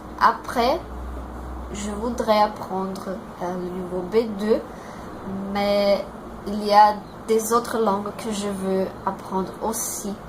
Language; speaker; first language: French; non-native, learner; Portuguese